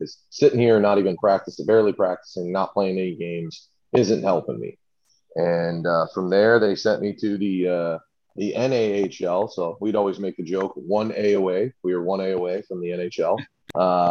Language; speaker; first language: English; native; English